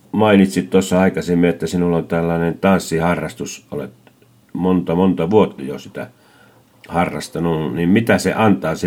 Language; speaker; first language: Finnish; native; Finnish